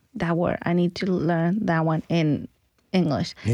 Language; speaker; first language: English; early bilingual, other home language; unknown